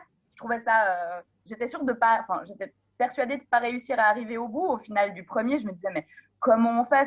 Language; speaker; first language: French; native; French